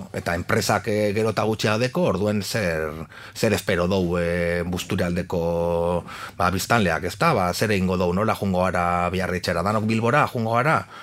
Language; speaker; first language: Basque; native; Basque